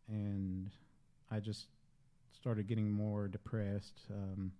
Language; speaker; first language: English; native; English